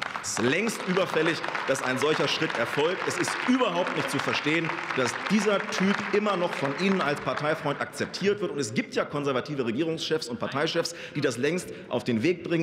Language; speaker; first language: German; native; German